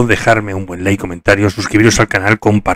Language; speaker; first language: Spanish; native; Spanish